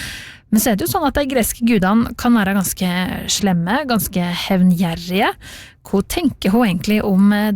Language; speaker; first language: Norwegian; native; Norwegian